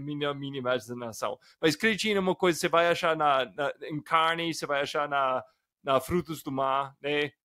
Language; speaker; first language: Portuguese; non-native, fluent; English